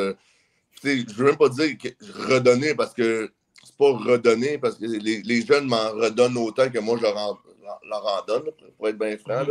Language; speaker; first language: French; native; French